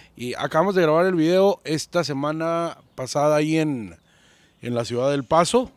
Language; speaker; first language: Spanish; native; Spanish